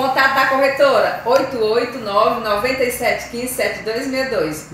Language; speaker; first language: Portuguese; native; Portuguese